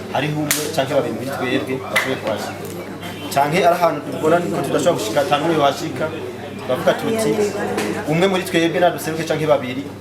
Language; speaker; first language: Rundi; native; Rundi